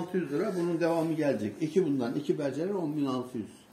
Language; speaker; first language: Turkish; native; Turkish